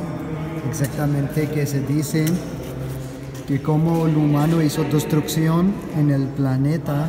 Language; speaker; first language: Spanish; non-native, fluent; Urdu